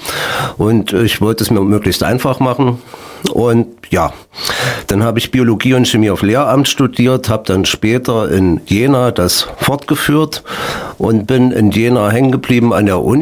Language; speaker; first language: German; native; German